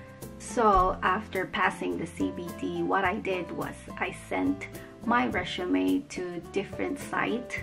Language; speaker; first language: English; non-native, local second language; Filipino